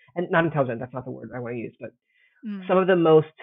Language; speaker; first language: English; early bilingual, heritage; Italian